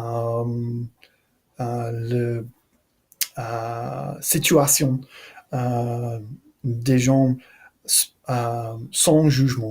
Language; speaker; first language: French; non-native, learner; English